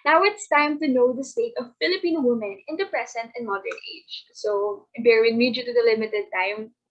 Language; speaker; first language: English; non-native, local second language; Filipino